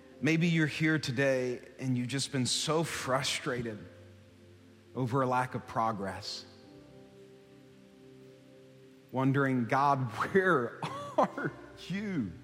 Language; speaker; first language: English; native; English